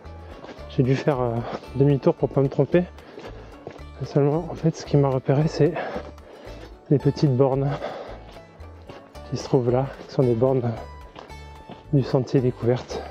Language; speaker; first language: French; native; French